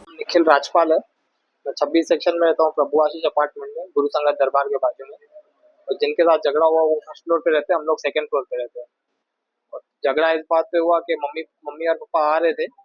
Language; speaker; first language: Hindi; native; Hindi